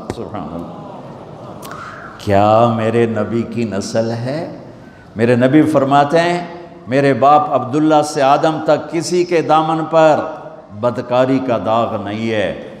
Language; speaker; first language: Urdu; non-native, local second language; Punjabi